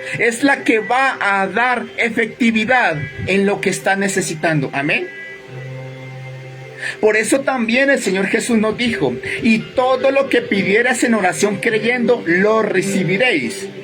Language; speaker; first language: Spanish; native; Spanish